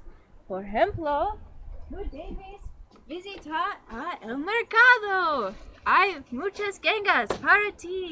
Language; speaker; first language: Spanish; non-native, learner; English